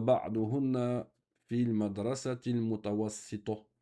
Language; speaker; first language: Arabic; non-native, fluent; French